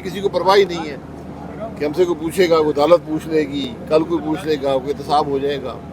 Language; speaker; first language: Urdu; native; Urdu